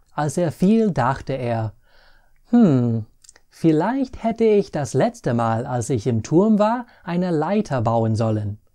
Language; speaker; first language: German; non-native, fluent; English